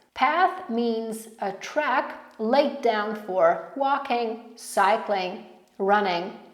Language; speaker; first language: English; non-native, fluent; Polish